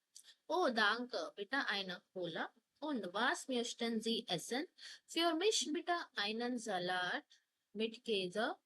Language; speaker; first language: German; non-native, fluent; Hindi